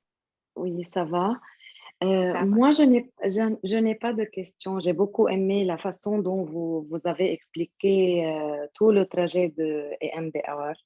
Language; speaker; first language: French; non-native, local second language; Arabic